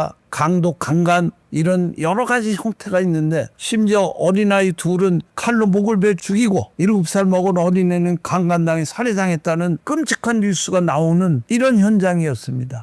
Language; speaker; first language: Korean; native; Korean